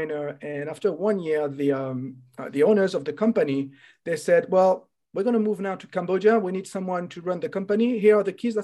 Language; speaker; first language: English; non-native, fluent; French